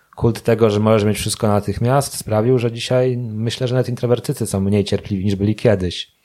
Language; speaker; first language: Polish; native; Polish